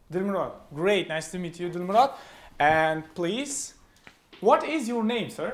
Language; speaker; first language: English; non-native, fluent; Uzbek